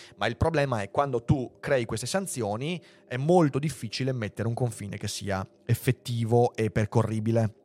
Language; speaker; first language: Italian; native; Italian